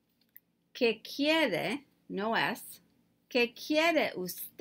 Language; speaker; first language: Spanish; non-native, learner; English